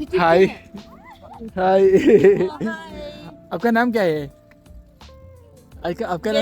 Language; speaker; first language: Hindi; non-native, local second language; Malayalam